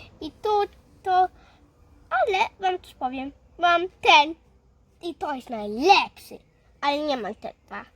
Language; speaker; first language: Polish; early bilingual, heritage; Polish